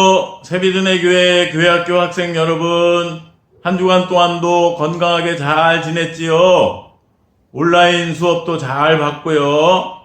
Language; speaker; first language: Korean; native; Korean